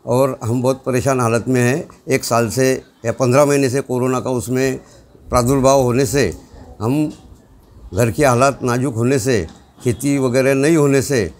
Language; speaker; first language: Hindi; non-native, local second language; Urdu